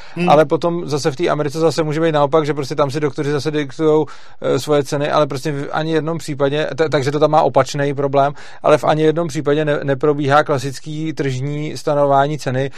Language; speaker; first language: Czech; native; Czech